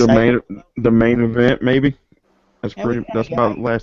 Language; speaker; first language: English; native; English